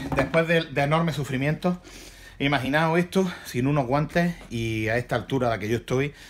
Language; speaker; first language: Spanish; native; Spanish